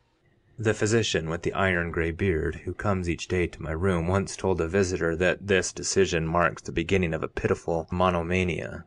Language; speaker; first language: English; native; English